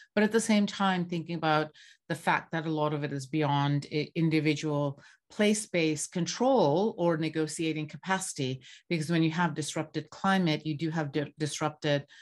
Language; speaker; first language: English; non-native, local second language; Bangla